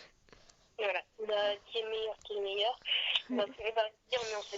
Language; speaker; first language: French; native; French